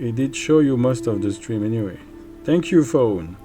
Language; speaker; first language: English; non-native, fluent; French